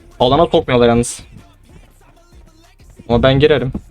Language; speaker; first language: Turkish; native; Turkish